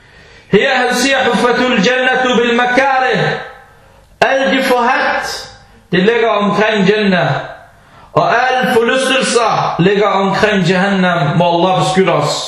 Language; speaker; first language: Danish; early bilingual, other home language; Arabic